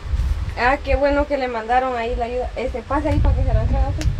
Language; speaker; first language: Spanish; native; Spanish